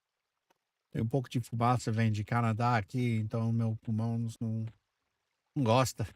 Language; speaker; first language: Portuguese; non-native, fluent; English